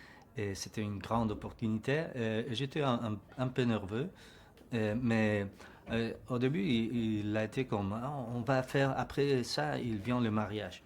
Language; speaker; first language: French; non-native, learner; Spanish